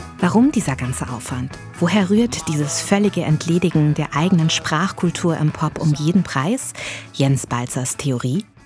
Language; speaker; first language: German; native; German